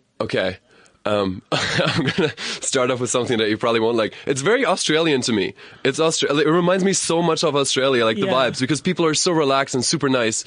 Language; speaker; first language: English; non-native, fluent; German